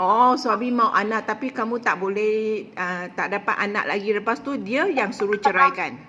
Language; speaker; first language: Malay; non-native, local second language; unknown